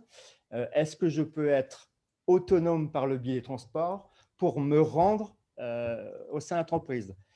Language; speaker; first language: French; native; French